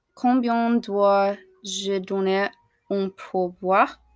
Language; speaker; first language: French; non-native, learner; English